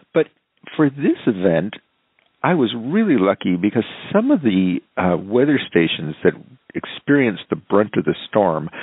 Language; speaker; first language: English; native; English